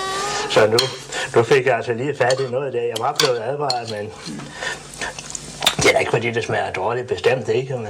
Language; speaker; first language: Danish; native; Danish